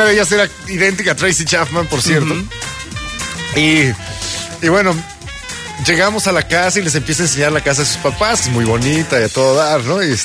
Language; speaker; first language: Spanish; native; Spanish